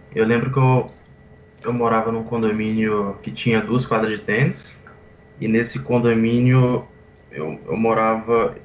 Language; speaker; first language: Portuguese; native; Portuguese